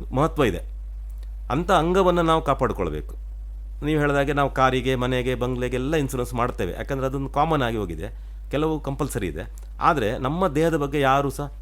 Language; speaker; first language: Kannada; native; Kannada